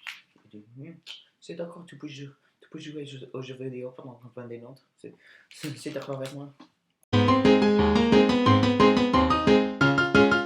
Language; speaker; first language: French; non-native, learner; English